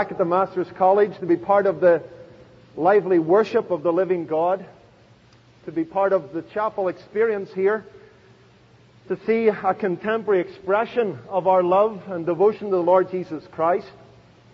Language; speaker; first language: English; native; English